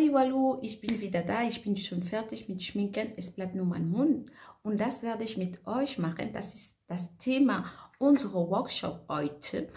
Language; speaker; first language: German; non-native, fluent; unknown